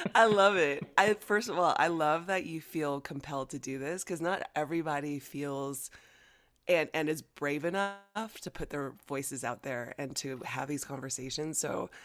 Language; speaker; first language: English; early bilingual, other home language; Chinese